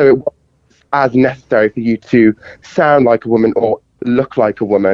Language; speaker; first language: English; native; English